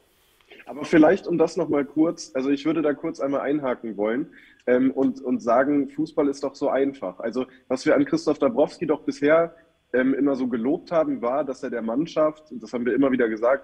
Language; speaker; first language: German; native; German